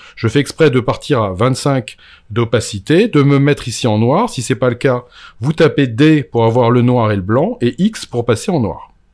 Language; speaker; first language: French; native; French